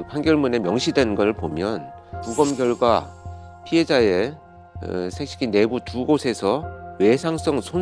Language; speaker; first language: Korean; native; Korean